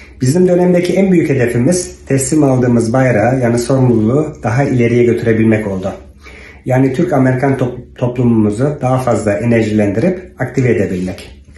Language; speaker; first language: Turkish; native; Turkish